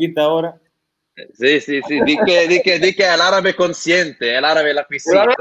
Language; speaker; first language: Spanish; non-native, fluent; Arabic